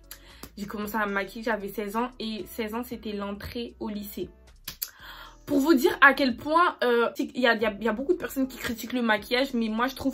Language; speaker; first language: French; native; French